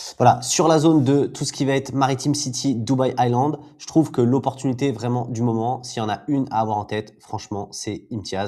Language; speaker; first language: French; native; French